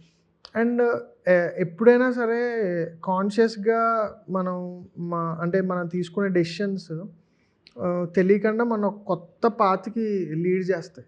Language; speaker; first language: Telugu; native; Telugu